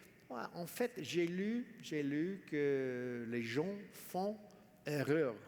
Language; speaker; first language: French; non-native, fluent; English